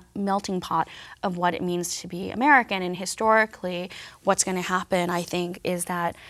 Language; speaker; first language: English; native; English